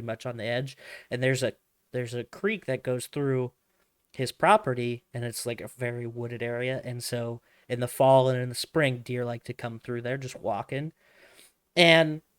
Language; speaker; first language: English; native; English